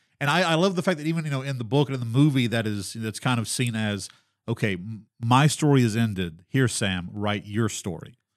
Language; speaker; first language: English; native; English